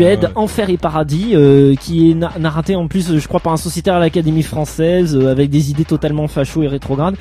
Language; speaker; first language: French; native; French